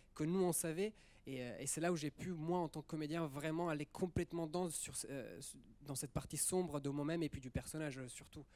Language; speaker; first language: French; early bilingual, other home language; Italian